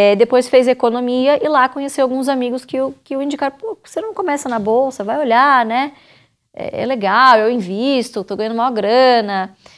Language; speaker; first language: Portuguese; native; Portuguese